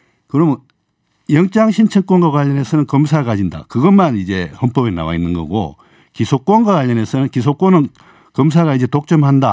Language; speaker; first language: Korean; native; Korean